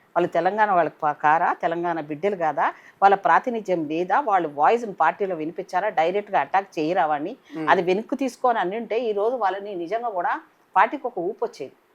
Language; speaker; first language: Telugu; native; Telugu